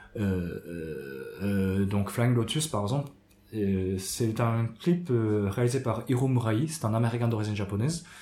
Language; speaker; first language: French; non-native, fluent; Japanese